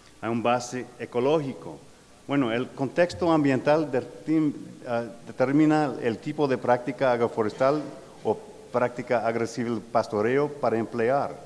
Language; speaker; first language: Spanish; non-native, learner; English